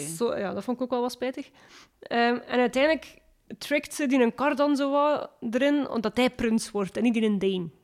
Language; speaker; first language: Dutch; native; Dutch